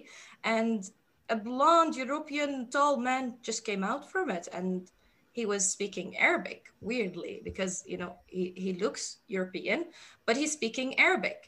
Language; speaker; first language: English; non-native, fluent; Arabic